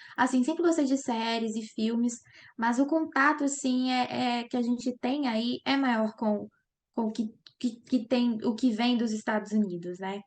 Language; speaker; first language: Portuguese; native; Portuguese